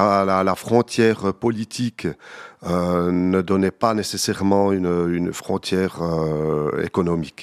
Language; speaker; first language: French; native; French